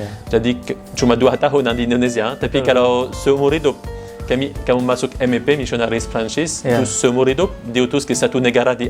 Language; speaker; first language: Indonesian; non-native, fluent; French